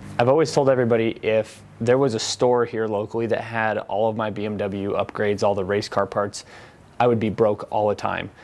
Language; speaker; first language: English; native; English